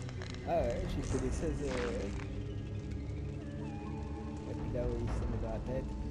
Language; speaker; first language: French; native; French